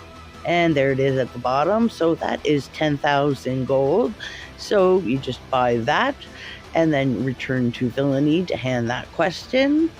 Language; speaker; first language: English; native; English